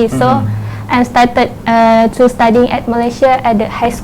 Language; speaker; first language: English; non-native, learner; Thai